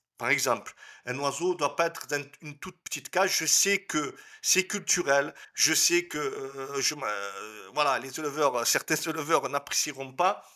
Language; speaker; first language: French; native; French